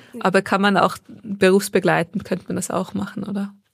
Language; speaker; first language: German; native; German